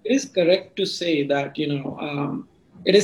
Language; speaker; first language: English; non-native, local second language; Hindi